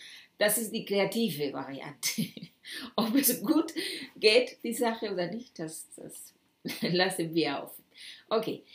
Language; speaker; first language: German; non-native, fluent; Spanish